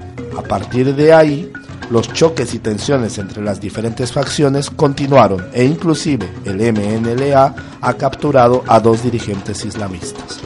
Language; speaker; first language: Spanish; native; Spanish